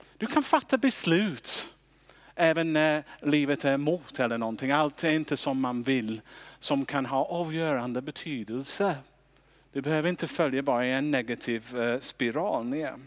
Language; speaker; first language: Swedish; non-native, fluent; English